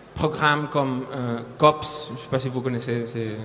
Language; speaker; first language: French; non-native, fluent; Spanish